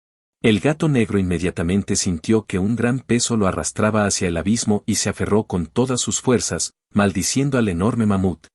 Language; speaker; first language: Spanish; native; Spanish